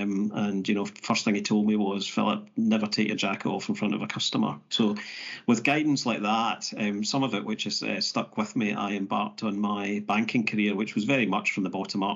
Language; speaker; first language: English; native; English